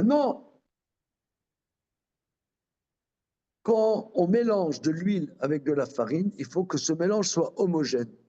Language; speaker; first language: French; native; French